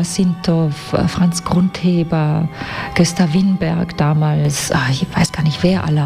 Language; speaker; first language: German; native; German